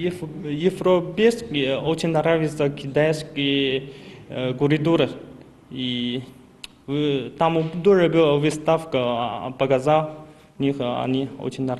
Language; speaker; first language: Russian; non-native, learner; Chinese